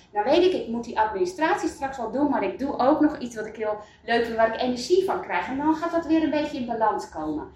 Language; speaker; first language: Dutch; native; Dutch